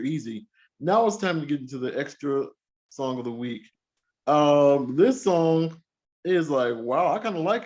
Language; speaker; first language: English; native; English